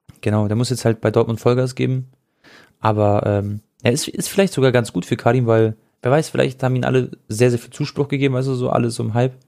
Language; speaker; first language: German; early bilingual, other home language; Croatian